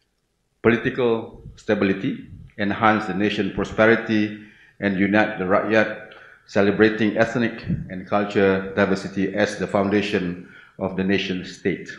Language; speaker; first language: English; non-native, local second language; Malay